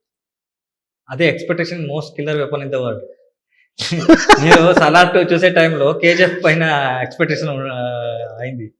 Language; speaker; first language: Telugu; non-native, learner; Kannada